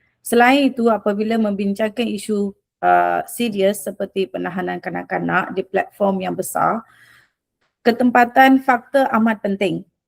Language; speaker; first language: Malay; early bilingual, other home language; Rohingya